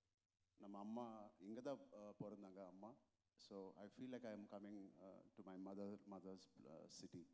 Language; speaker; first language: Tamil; non-native, local second language; Telugu